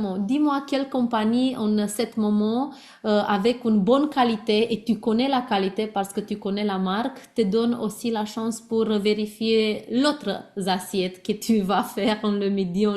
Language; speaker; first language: French; non-native, learner; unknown